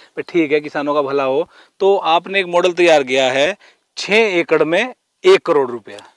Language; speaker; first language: Hindi; native; Hindi